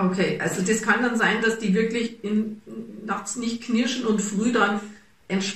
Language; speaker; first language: German; native; German